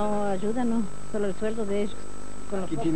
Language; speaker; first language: Spanish; native; Spanish